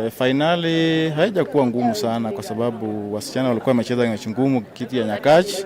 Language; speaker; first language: Swahili; non-native, local second language; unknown